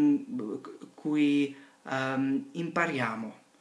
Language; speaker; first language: Italian; non-native, learner; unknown